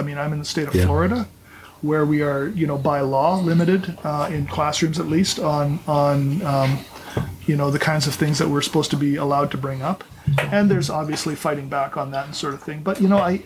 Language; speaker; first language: English; native; English